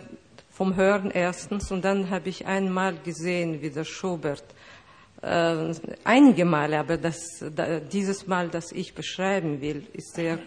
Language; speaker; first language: German; non-native, fluent; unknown